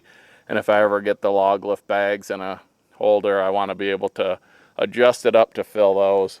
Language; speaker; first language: English; native; English